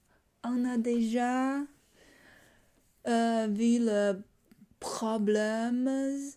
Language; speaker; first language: French; non-native, learner; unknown